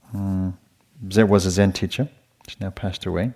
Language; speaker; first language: English; native; English